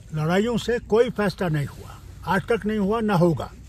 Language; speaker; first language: Urdu; native; Urdu